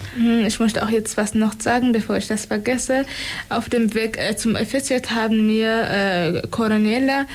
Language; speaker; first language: German; non-native, fluent; Tigrinya